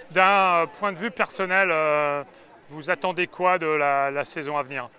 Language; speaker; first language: French; native; French